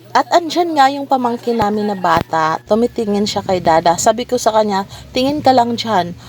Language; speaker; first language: Filipino; non-native, local second language; Cebuano